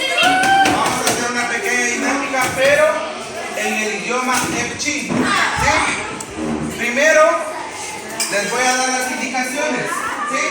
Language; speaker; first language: Spanish; non-native, local second language; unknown